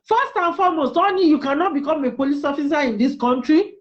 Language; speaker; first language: English; non-native, local second language; Yoruba